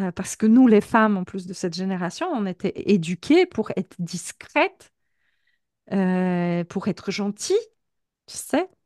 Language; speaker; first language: French; non-native, fluent; Polish